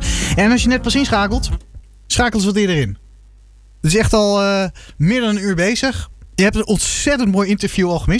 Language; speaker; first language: Dutch; native; Dutch